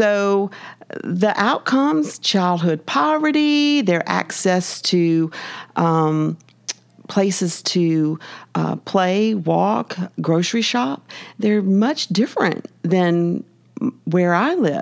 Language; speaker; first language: English; native; English